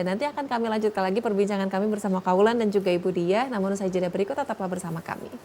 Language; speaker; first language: Indonesian; native; Indonesian